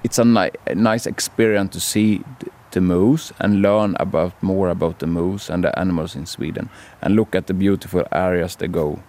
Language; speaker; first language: English; non-native, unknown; Swedish